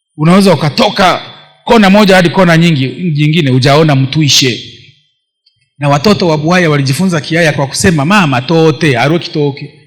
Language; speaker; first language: Swahili; non-native, local second language; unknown